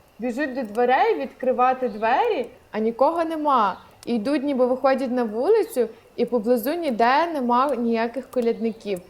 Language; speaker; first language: Ukrainian; native; Ukrainian